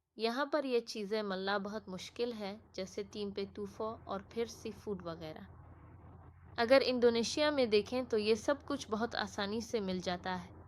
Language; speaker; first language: Urdu; non-native, fluent; Indonesian